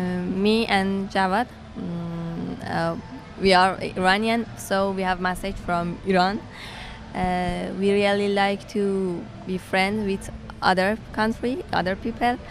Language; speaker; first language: English; non-native, learner; Persian